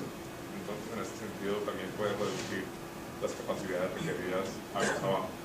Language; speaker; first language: Spanish; native; Spanish